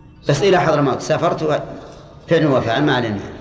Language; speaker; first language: Arabic; native; Arabic